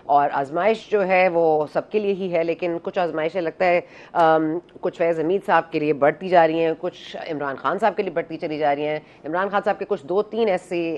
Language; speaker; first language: Urdu; native; Urdu